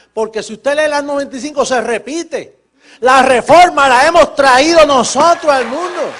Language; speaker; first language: Spanish; native; Spanish